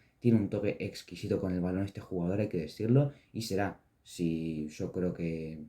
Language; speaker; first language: Spanish; native; Spanish